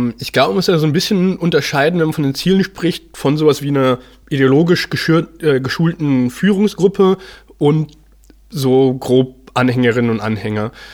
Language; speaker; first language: German; native; German